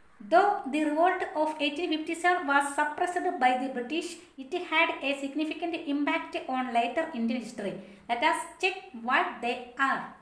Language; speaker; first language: English; non-native, local second language; Malayalam